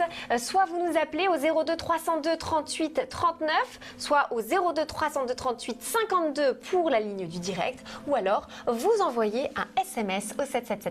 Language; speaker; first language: French; native; French